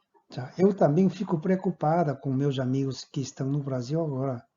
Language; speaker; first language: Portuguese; non-native, fluent; Korean